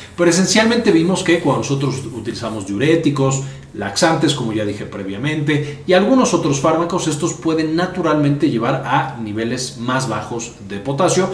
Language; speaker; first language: Spanish; native; Spanish